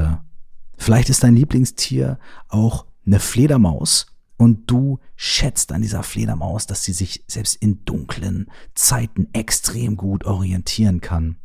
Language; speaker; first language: German; native; German